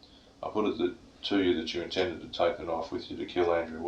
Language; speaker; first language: English; native; English